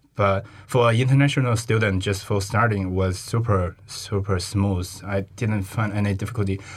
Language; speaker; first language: English; non-native, fluent; Chinese